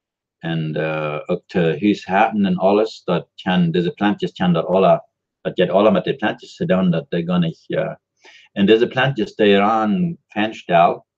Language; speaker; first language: German; non-native, learner; Dutch